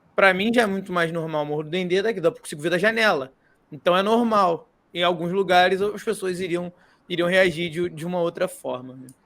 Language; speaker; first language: Portuguese; native; Portuguese